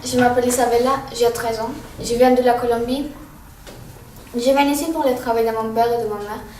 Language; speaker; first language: French; non-native, learner; Spanish